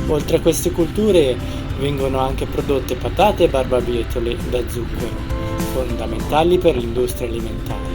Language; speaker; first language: Italian; native; Italian